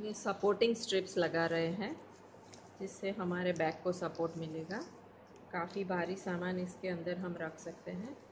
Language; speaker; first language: Hindi; non-native, local second language; Gujarati